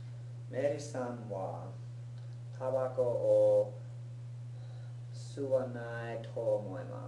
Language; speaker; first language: Japanese; non-native, learner; English